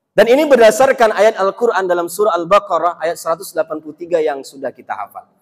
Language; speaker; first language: Indonesian; non-native, local second language; Minangkabau